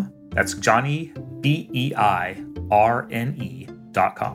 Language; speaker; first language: English; native; English